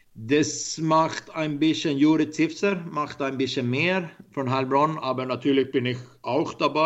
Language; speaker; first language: German; non-native, learner; Swedish